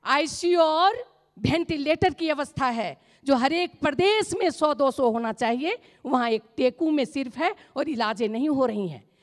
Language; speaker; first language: Hindi; non-native, local second language; Maithili